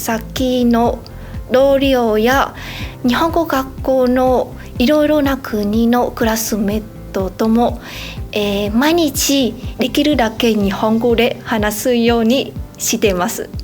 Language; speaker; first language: Japanese; non-native, learner; Vietnamese